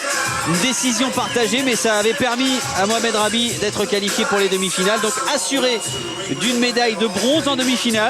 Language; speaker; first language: French; native; French